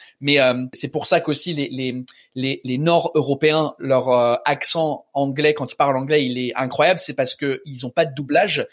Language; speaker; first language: French; early bilingual, other home language; English